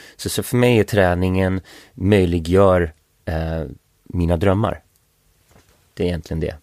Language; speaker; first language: Swedish; early bilingual, other home language; English